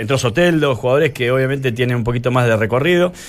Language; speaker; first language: Spanish; native; Spanish